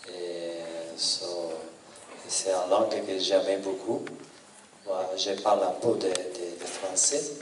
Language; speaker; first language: French; non-native, learner; Italian